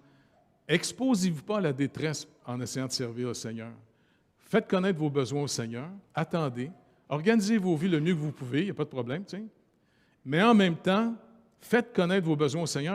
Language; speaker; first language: French; native; French